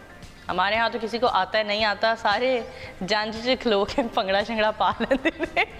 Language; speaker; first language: Hindi; native; Hindi